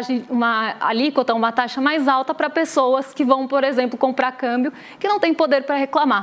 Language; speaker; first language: Portuguese; native; Portuguese